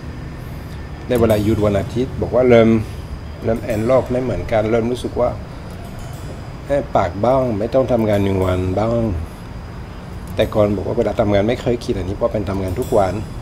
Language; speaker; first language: Thai; non-native, learner; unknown